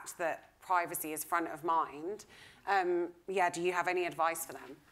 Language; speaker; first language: English; native; English